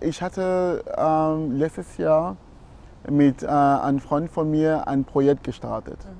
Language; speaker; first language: German; non-native, fluent; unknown